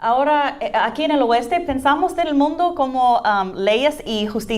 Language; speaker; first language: Spanish; non-native, fluent; English